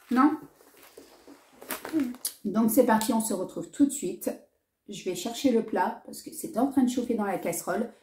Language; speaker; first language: French; native; French